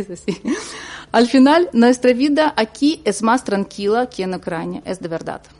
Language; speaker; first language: Spanish; non-native, learner; Ukrainian